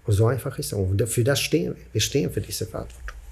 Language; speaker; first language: German; non-native, fluent; Swedish